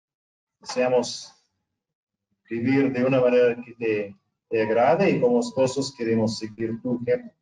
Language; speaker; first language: Spanish; non-native, fluent; English